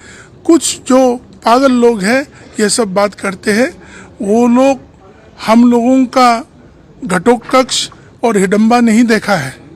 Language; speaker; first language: Hindi; non-native, local second language; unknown